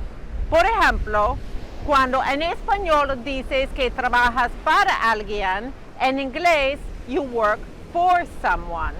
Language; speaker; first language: Spanish; non-native, fluent; English